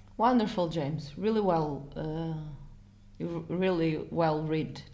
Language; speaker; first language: English; non-native, fluent; Portuguese